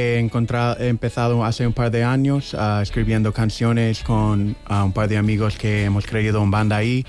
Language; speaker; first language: Spanish; non-native, learner; English